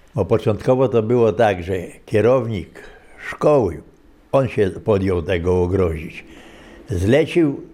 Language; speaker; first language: Polish; native; Polish